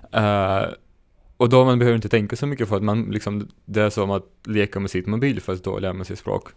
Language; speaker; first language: Swedish; non-native, fluent; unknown